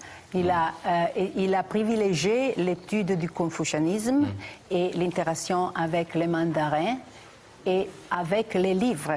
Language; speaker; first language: French; non-native, fluent; Italian